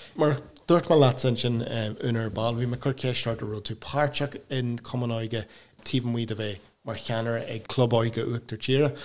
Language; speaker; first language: Irish; non-native, local second language; English